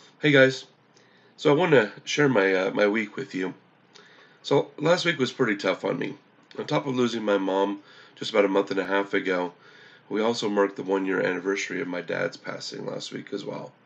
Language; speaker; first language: English; native; English